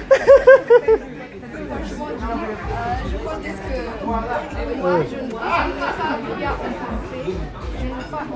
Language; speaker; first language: French; non-native, learner; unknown